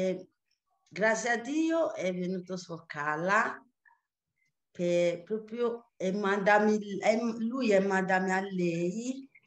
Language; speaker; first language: Italian; non-native, learner; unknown